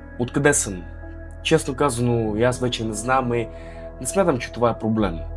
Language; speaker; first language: Bulgarian; early bilingual, other home language; Russian